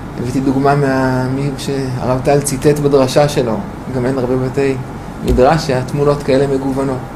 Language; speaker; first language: Hebrew; native; Hebrew